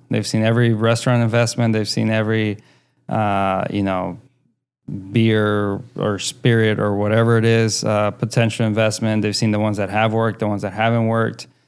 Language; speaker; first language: English; early bilingual, other home language; Spanish